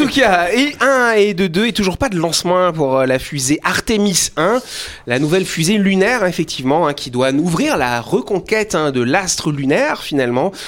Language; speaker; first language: French; native; French